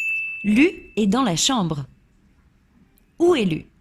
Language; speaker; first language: French; native; French